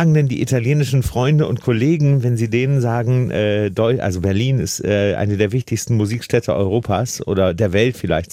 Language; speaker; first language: German; native; German